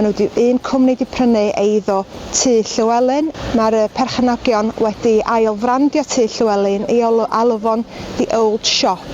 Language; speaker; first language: Welsh; native; Welsh